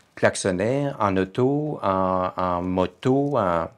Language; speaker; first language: French; native; French